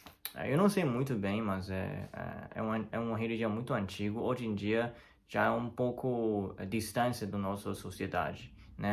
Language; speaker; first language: Portuguese; non-native, learner; Chinese